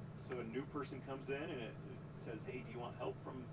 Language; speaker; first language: English; native; English